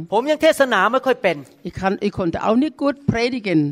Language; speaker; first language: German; non-native, learner; Thai